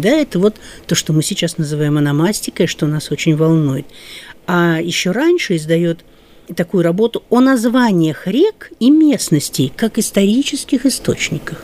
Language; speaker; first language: Russian; native; Russian